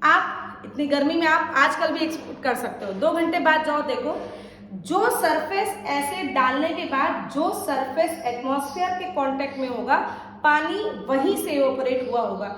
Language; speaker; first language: Hindi; native; Hindi